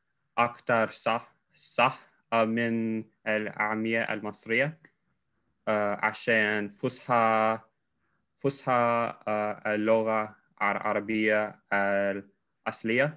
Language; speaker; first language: Arabic; non-native, learner; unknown